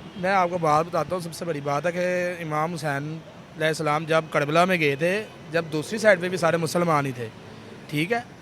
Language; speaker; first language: Urdu; non-native, local second language; Punjabi